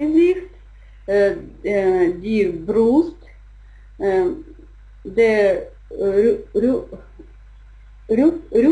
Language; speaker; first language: German; non-native, learner; Russian